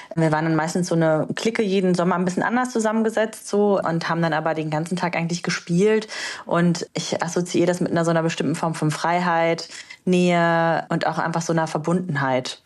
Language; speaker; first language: German; early bilingual, other home language; Romanian